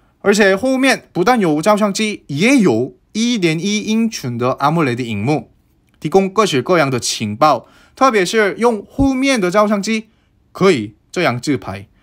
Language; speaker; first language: Chinese; non-native, fluent; Korean